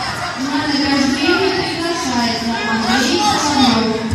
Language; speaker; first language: Russian; native; Russian